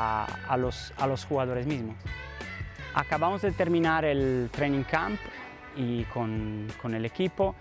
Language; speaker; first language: Spanish; non-native, fluent; Italian